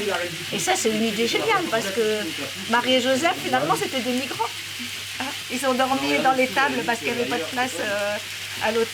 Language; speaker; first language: French; native; French